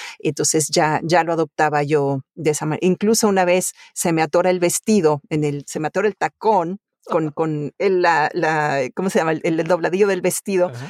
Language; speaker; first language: Spanish; early bilingual, other home language; Italian